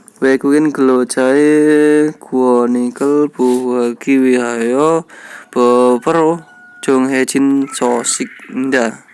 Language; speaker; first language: Korean; non-native, learner; Indonesian